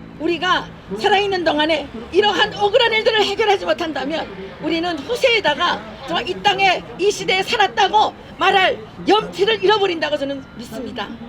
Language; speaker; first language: Korean; native; Korean